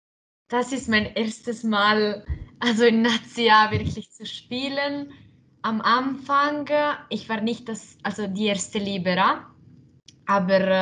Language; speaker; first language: German; non-native, local second language; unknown